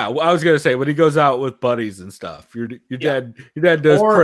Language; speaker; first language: English; native; English